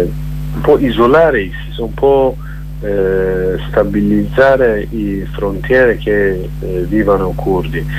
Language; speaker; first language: Italian; non-native, learner; Kurdish